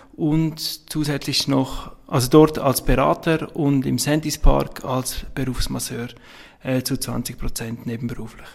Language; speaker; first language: German; native; German